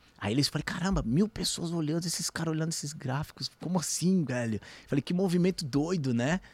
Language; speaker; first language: Portuguese; early bilingual, other home language; Spanish